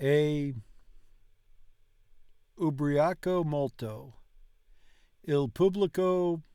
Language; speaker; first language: Italian; non-native, learner; English